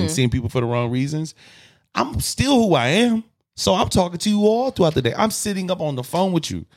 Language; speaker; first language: English; native; English